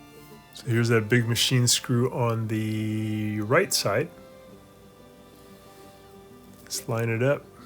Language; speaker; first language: English; native; English